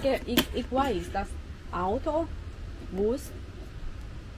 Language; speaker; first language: German; non-native, learner; Thai